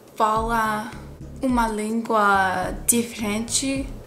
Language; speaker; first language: Portuguese; non-native, learner; English